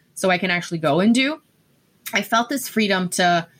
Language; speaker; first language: English; non-native, fluent; Portuguese